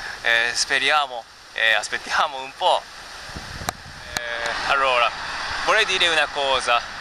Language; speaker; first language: Italian; non-native, learner; Japanese